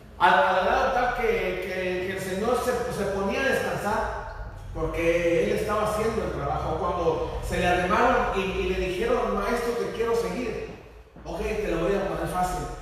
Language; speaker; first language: Spanish; native; Spanish